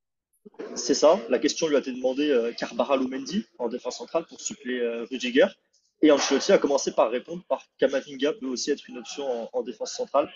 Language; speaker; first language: French; native; French